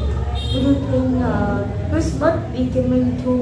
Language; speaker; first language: English; non-native, learner; Vietnamese